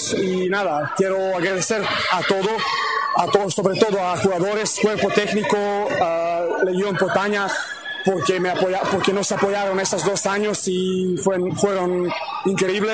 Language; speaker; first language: Spanish; non-native, fluent; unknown